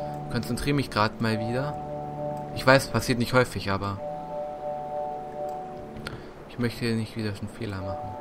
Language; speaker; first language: German; native; German